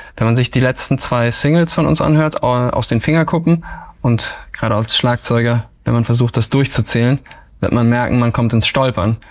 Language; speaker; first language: German; native; German